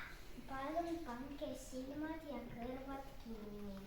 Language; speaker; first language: Estonian; non-native, local second language; Russian